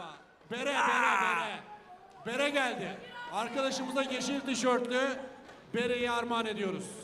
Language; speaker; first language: Turkish; native; Turkish